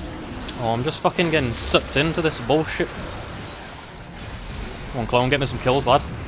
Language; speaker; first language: English; native; English